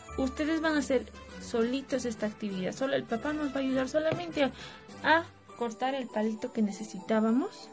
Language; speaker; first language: Spanish; native; Spanish